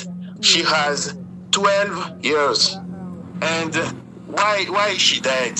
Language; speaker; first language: English; non-native, learner; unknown